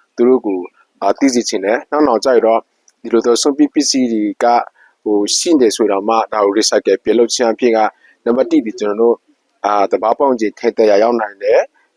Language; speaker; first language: Burmese; non-native, local second language; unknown